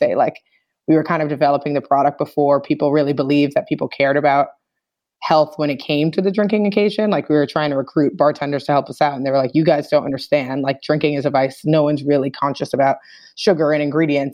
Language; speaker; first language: English; native; English